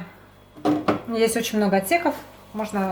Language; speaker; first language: Russian; native; Russian